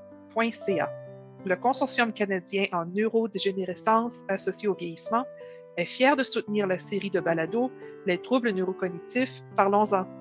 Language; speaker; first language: French; native; French